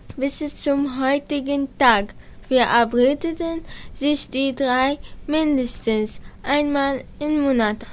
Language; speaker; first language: German; non-native, learner; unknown